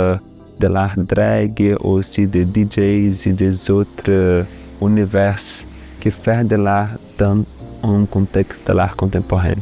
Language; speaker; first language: French; non-native, fluent; Portuguese